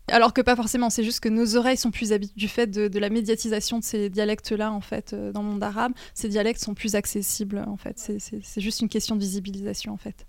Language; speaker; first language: French; native; French